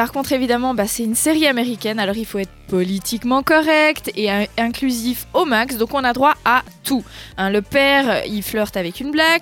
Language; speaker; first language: French; native; French